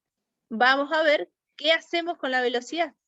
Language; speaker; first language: Spanish; native; Spanish